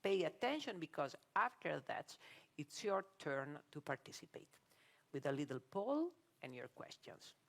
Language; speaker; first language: English; non-native, fluent; Italian